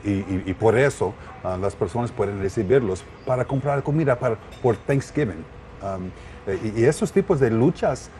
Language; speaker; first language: Spanish; non-native, learner; English